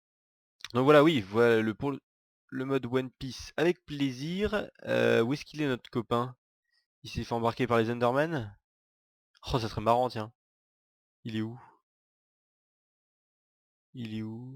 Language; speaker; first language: French; native; French